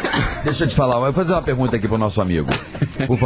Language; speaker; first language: Portuguese; native; Portuguese